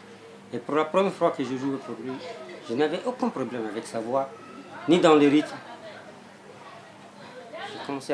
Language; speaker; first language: French; non-native, local second language; Somali